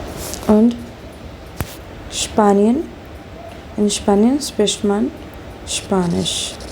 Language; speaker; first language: German; non-native, learner; Hindi